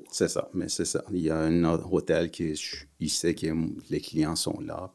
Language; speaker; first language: French; early bilingual, other home language; Persian